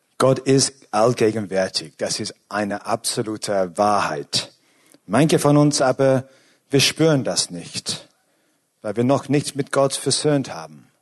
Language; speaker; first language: German; non-native, fluent; English